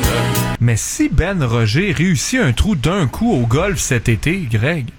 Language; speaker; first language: French; native; French